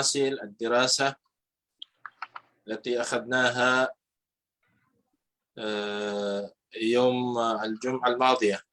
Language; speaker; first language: Arabic; non-native, fluent; Filipino